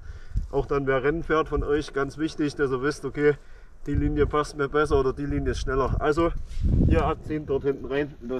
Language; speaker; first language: German; native; German